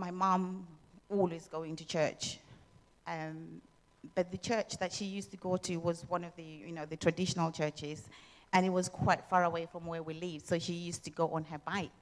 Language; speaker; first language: English; non-native, local second language; Shona